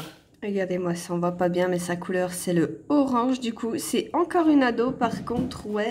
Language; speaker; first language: French; native; French